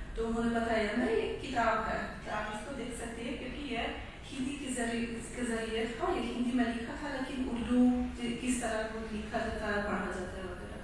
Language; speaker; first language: Urdu; non-native, fluent; Polish